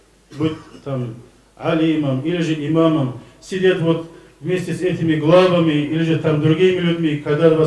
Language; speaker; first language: Russian; non-native, local second language; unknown